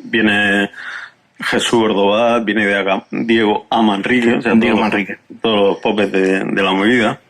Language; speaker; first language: Spanish; native; Spanish